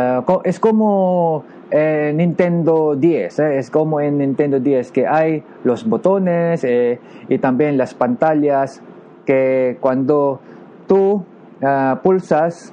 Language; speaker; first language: Spanish; non-native, learner; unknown